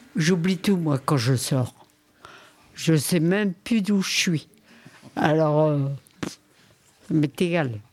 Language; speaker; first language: French; native; French